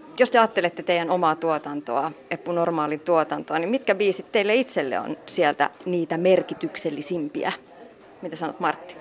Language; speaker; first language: Finnish; native; Finnish